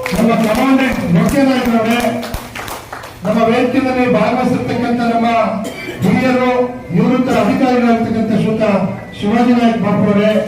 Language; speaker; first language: Kannada; non-native, local second language; Lambadi